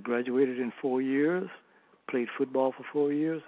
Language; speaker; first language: English; native; English